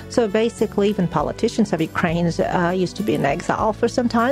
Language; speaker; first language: English; non-native, fluent; Russian